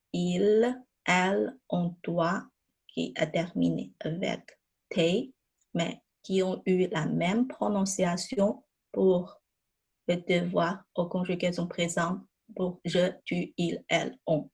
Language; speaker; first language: French; non-native, fluent; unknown